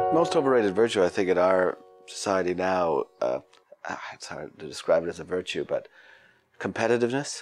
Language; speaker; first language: English; native; English